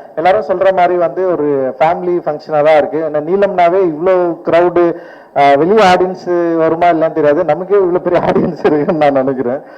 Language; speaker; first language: Tamil; native; Tamil